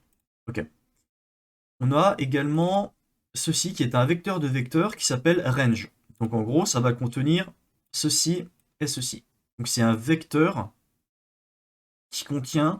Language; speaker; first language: French; native; French